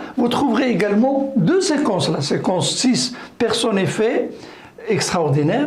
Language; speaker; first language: French; non-native, local second language; Arabic